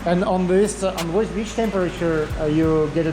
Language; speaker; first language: English; non-native, learner; Russian